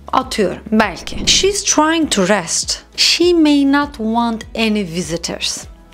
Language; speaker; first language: English; non-native, fluent; Turkish